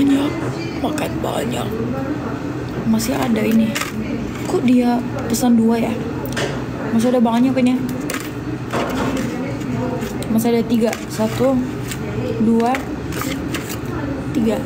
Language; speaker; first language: Indonesian; non-native, fluent; Turkish